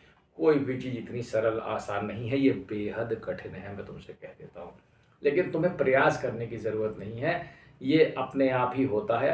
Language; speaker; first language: Hindi; native; Hindi